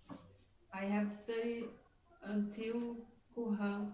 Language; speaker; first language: English; non-native, learner; Portuguese